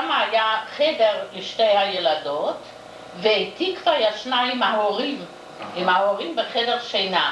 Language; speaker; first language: Hebrew; non-native, fluent; Yiddish